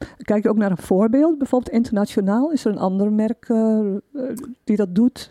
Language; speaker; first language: Dutch; native; Dutch